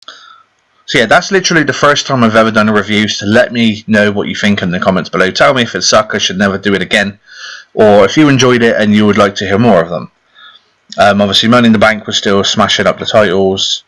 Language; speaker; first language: English; native; English